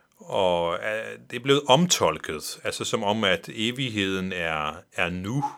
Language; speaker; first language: Danish; non-native, local second language; Faroese